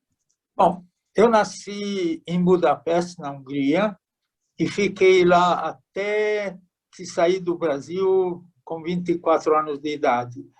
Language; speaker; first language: Portuguese; non-native, fluent; Hungarian